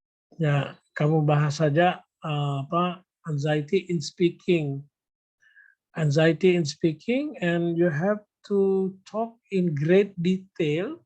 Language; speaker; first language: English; non-native, fluent; Indonesian